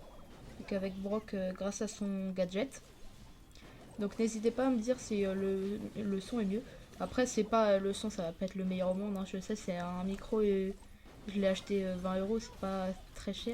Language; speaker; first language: French; native; French